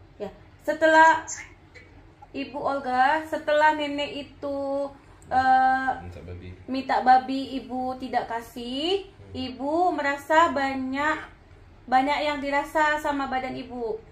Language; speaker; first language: Indonesian; non-native, learner; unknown